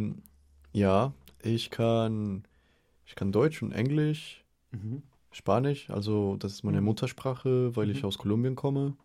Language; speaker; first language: German; non-native, fluent; Spanish